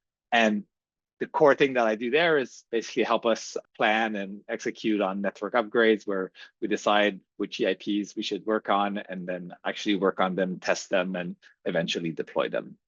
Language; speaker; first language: English; native; English